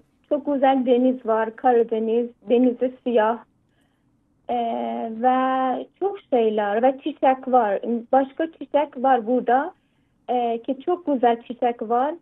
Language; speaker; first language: Turkish; non-native, learner; Persian